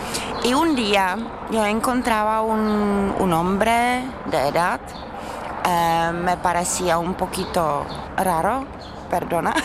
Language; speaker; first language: Spanish; non-native, fluent; Czech